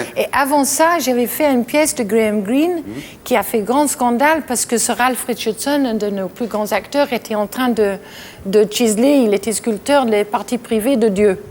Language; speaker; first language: French; non-native, fluent; English